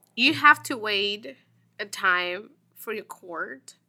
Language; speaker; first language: English; non-native, learner; Spanish